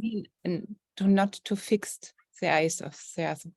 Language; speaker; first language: English; non-native, learner; German